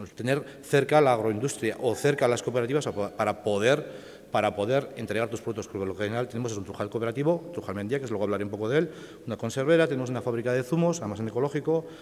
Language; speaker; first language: Spanish; native; Spanish